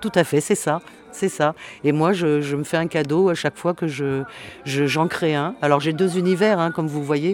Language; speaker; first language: French; native; French